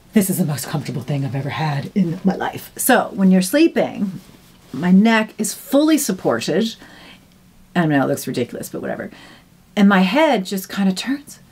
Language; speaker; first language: English; native; English